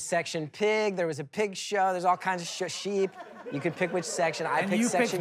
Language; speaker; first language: English; native; English